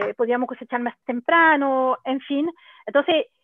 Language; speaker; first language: Spanish; non-native, fluent; French